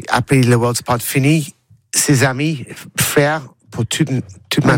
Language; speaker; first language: French; non-native, learner; English